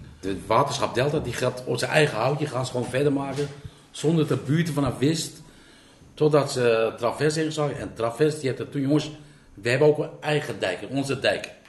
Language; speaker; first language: Dutch; non-native, fluent; Turkish